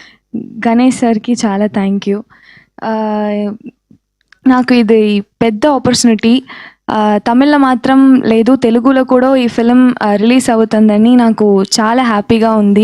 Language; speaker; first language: Telugu; non-native, local second language; Tamil